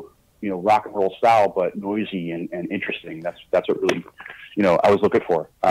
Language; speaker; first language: English; native; English